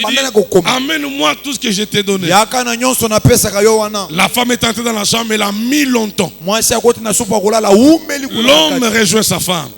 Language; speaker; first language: French; non-native, local second language; Lingala